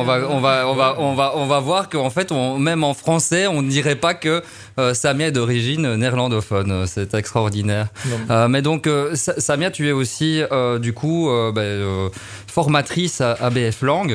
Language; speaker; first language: French; native; French